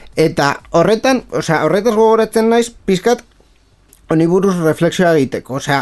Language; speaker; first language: Basque; non-native, local second language; Spanish